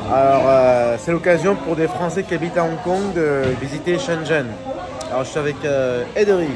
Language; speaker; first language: French; native; French